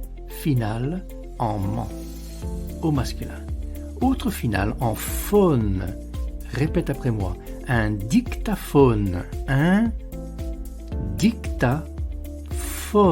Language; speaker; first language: French; non-native, fluent; Italian